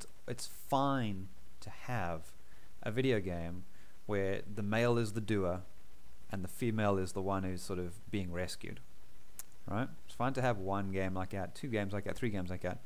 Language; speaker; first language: English; native; English